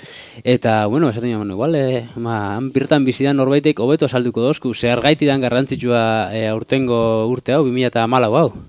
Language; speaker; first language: Basque; native; Basque